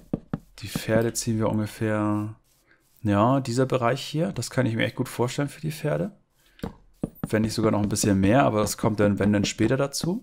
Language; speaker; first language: German; native; German